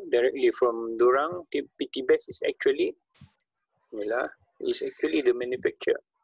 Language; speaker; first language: English; non-native, local second language; Malay